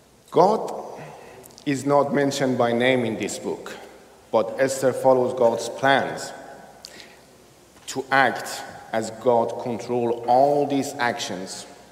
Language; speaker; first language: English; non-native, fluent; Persian